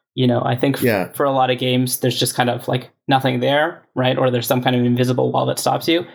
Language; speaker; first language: English; native; English